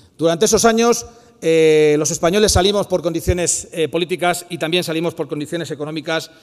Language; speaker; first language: Spanish; native; Spanish